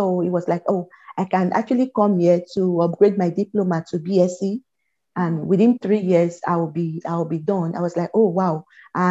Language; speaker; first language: English; non-native, local second language; Yoruba